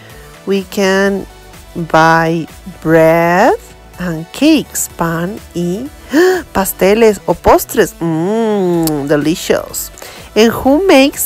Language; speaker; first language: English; non-native, learner; Spanish